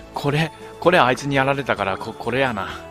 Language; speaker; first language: Japanese; native; Japanese